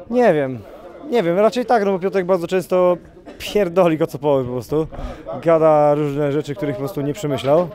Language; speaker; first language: Polish; native; Polish